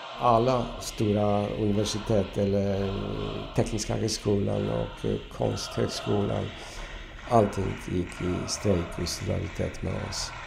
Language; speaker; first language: Swedish; non-native, fluent; Polish